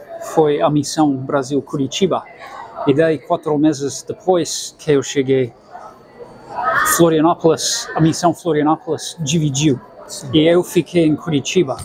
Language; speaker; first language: Portuguese; non-native, fluent; English